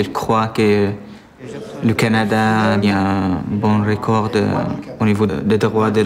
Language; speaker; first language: French; non-native, fluent; Arabic